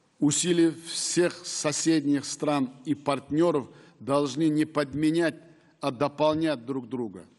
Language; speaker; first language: Russian; non-native, local second language; Uzbek